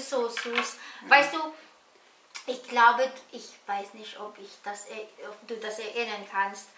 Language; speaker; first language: German; non-native, learner; Filipino